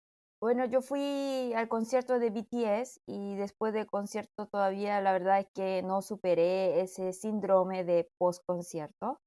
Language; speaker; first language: Spanish; non-native, fluent; Korean